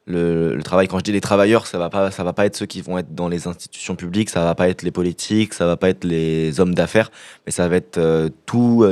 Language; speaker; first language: French; native; French